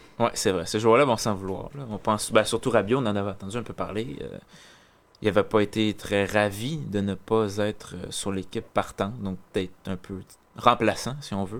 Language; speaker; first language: French; native; French